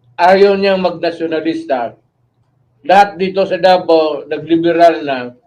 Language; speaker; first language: Filipino; non-native, local second language; Cebuano